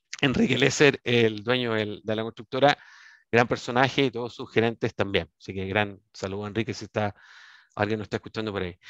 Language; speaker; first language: Spanish; native; Spanish